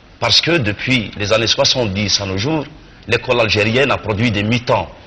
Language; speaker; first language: French; non-native, local second language; Kabyle